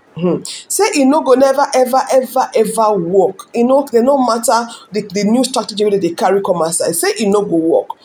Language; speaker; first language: Nigerian Pidgin; non-native, local second language; Igbo